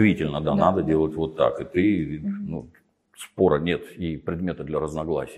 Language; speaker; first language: Russian; native; Russian